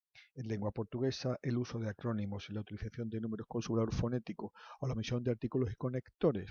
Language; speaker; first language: Spanish; native; Spanish